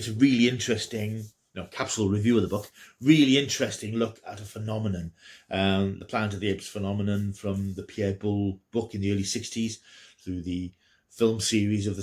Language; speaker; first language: English; native; English